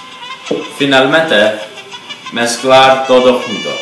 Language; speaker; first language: Spanish; non-native, learner; English